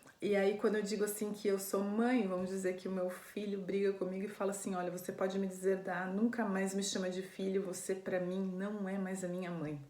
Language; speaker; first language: Portuguese; native; Portuguese